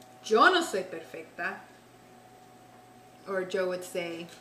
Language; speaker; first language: English; native; English